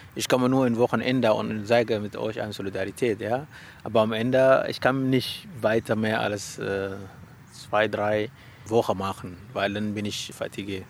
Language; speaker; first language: German; non-native, learner; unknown